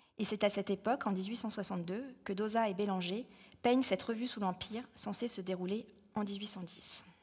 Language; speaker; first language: French; native; French